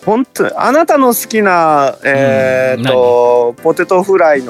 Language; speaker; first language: Japanese; native; Japanese